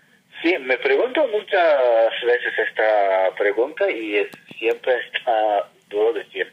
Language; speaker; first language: Spanish; non-native, fluent; Hebrew